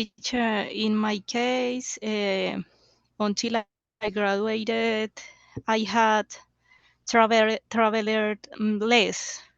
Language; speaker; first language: English; non-native, learner; Spanish